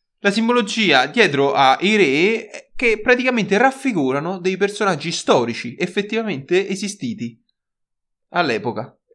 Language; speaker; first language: Italian; native; Italian